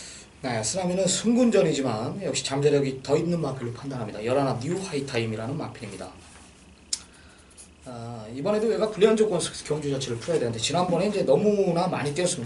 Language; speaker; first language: Korean; native; Korean